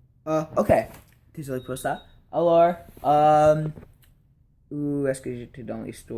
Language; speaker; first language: French; non-native, learner; English